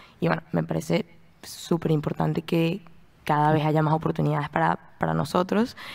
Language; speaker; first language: Spanish; native; Spanish